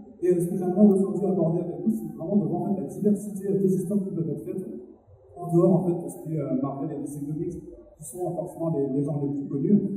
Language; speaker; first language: French; native; French